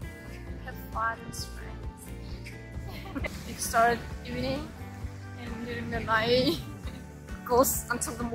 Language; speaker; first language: English; non-native, learner; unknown